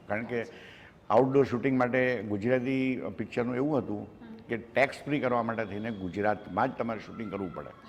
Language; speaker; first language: Gujarati; native; Gujarati